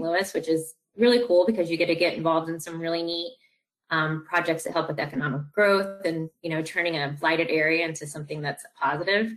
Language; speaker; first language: English; native; English